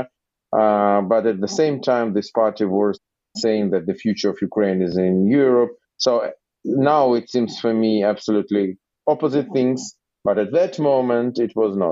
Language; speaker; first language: English; non-native, fluent; Russian